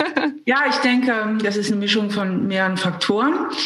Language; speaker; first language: German; native; German